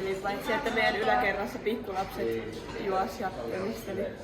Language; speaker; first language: Finnish; native; Finnish